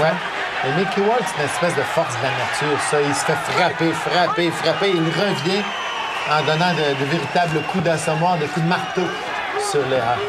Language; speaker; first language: French; native; French